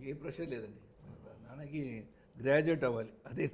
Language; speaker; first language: Telugu; non-native, local second language; Tamil